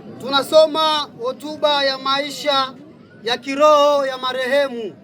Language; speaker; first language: Swahili; non-native, local second language; Bembe